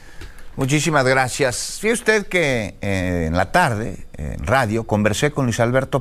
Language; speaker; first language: Spanish; native; Spanish